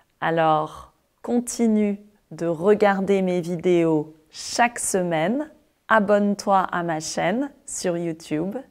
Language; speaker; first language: French; native; French